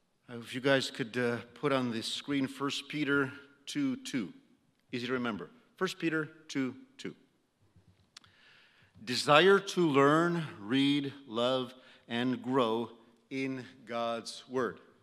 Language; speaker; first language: English; early bilingual, other home language; Romanian